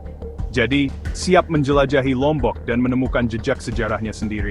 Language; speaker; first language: Indonesian; native; Indonesian